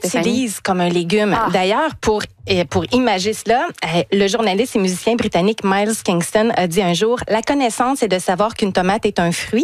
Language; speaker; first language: French; native; French